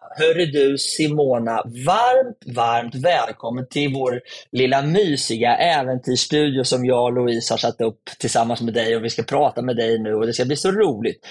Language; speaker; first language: Swedish; native; Swedish